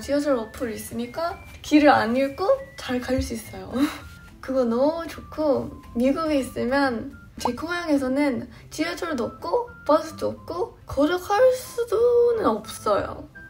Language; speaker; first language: Korean; non-native, fluent; English